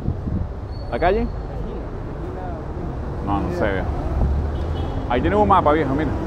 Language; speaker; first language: Spanish; native; Spanish